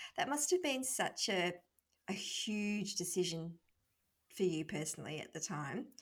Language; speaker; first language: English; native; English